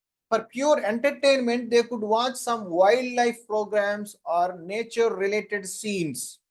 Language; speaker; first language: English; non-native, local second language; Telugu